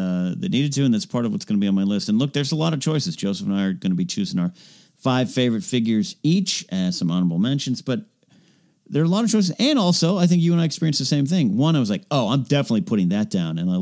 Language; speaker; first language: English; native; English